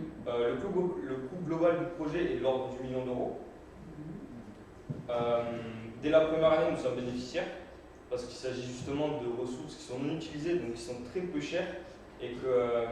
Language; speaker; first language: French; native; French